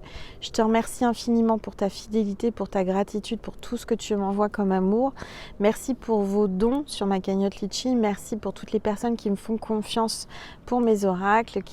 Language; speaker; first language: French; native; French